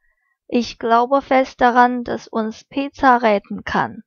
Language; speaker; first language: German; non-native, fluent; Chinese